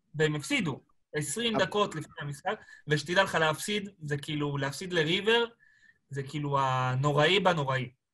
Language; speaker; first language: Hebrew; early bilingual, other home language; Spanish